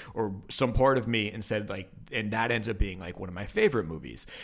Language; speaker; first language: English; native; English